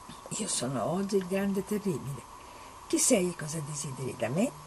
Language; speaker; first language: Italian; native; Italian